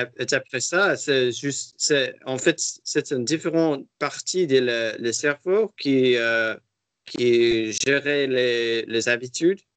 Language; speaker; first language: French; non-native, learner; English